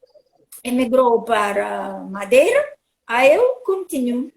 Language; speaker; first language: Portuguese; non-native, learner; Russian